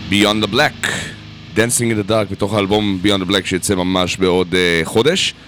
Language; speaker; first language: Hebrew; native; Hebrew